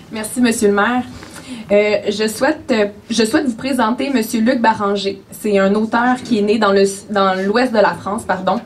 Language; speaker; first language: French; native; French